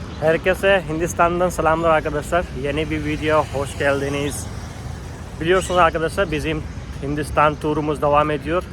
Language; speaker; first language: Turkish; non-native, fluent; Hindi